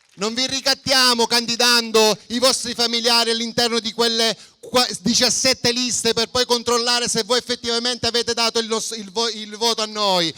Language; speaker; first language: Italian; native; Italian